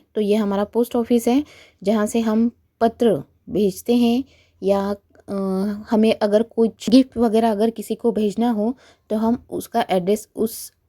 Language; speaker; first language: Hindi; non-native, local second language; Marathi